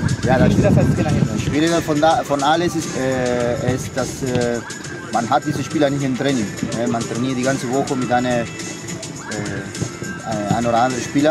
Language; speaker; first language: German; non-native, fluent; Spanish